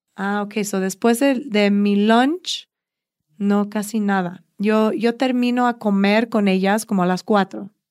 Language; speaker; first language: Spanish; early bilingual, heritage; Spanish